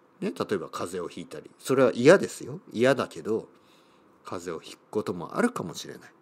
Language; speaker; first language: Japanese; native; Japanese